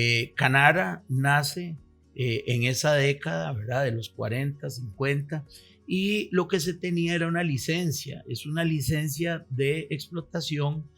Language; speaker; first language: Spanish; native; Spanish